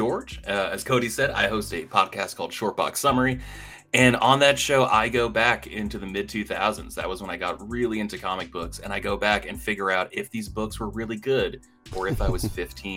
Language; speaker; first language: English; native; English